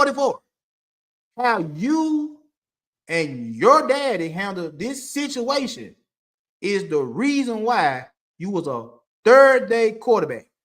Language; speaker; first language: English; native; English